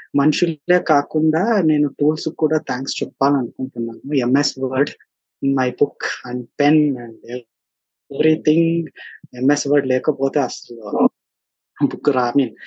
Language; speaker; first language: Telugu; native; Telugu